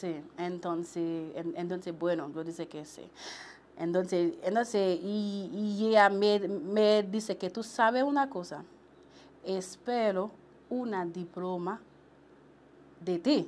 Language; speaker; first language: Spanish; non-native, local second language; Haitian Creole